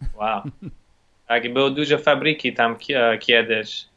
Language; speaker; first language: Polish; non-native, learner; English